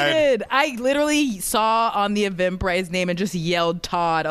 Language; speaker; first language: English; native; English